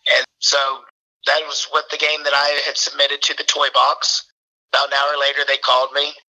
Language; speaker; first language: English; native; English